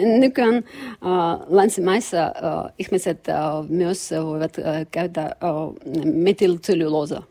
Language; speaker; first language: Finnish; non-native, learner; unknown